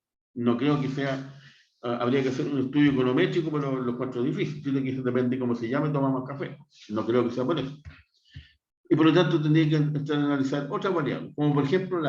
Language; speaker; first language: Spanish; native; Spanish